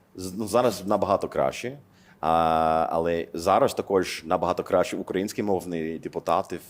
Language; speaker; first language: Ukrainian; non-native, learner; English